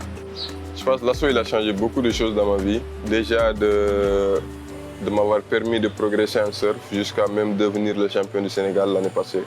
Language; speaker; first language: French; non-native, local second language; Wolof